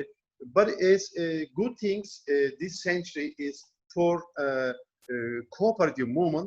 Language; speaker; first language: English; non-native, learner; Turkish